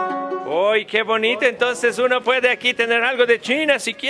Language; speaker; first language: Spanish; native; Spanish